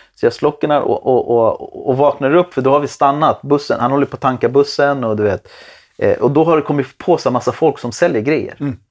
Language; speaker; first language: Swedish; early bilingual, other home language; Spanish